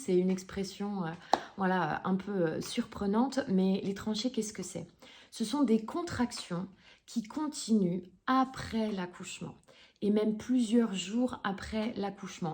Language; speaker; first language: French; native; French